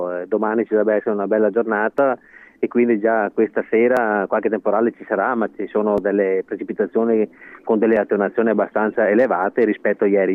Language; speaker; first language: Italian; native; Italian